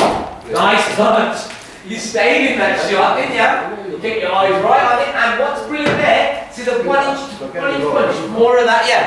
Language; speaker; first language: English; native; English